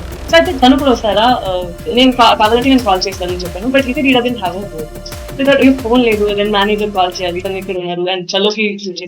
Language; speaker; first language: Telugu; non-native, fluent; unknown